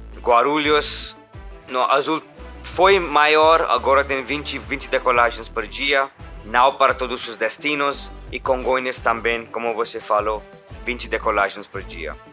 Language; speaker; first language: Portuguese; non-native, learner; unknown